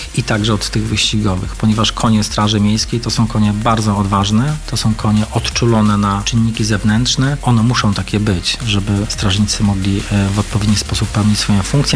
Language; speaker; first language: Polish; native; Polish